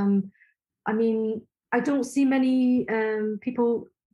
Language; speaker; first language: English; non-native, local second language; Cantonese